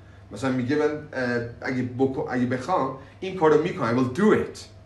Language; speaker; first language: English; non-native, fluent; Persian